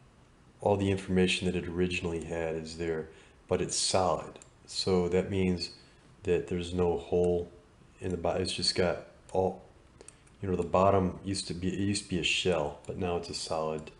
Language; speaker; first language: English; native; English